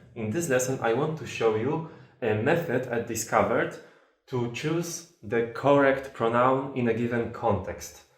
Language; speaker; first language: English; non-native, fluent; Polish